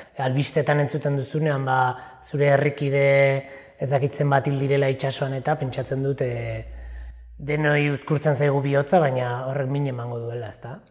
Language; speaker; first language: Basque; native; Basque